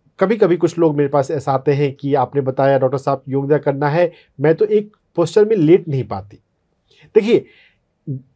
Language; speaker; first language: Hindi; native; Hindi